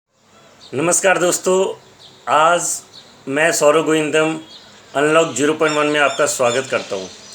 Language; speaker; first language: Hindi; native; Hindi